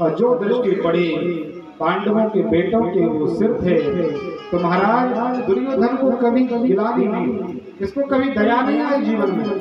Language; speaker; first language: Hindi; native; Hindi